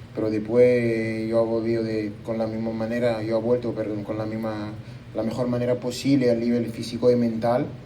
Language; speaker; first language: Spanish; non-native, fluent; French